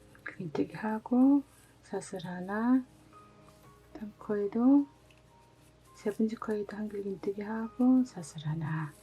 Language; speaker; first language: Korean; native; Korean